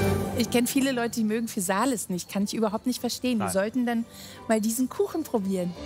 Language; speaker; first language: German; native; German